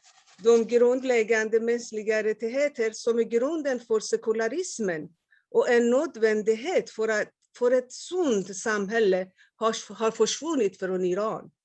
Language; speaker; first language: Swedish; non-native, fluent; Persian